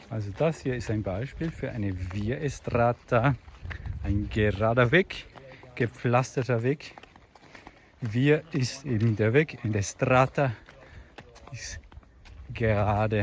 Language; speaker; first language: German; native; German